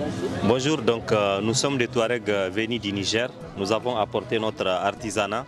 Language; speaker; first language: French; non-native, local second language; Tamasheq